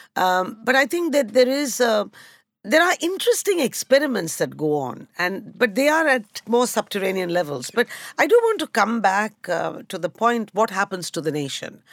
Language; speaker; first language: English; non-native, local second language; Bangla